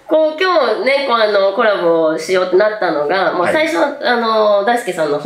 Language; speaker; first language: Japanese; native; Japanese